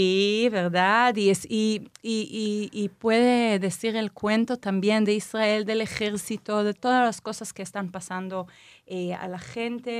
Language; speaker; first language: Spanish; non-native, fluent; Hebrew